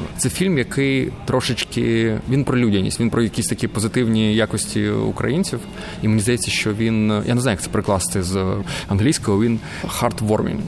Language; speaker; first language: Ukrainian; native; Ukrainian